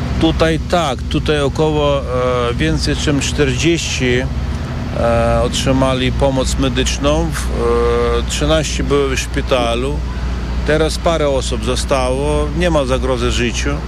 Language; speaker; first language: Polish; non-native, learner; Ukrainian